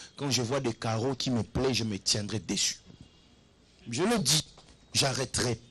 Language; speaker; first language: French; non-native, local second language; Lingala